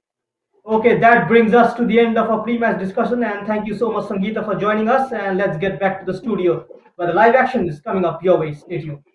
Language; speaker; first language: English; non-native, local second language; Hindi